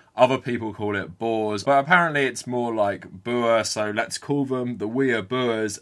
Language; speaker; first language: English; native; English